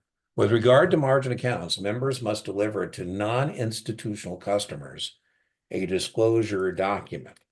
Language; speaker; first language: English; native; English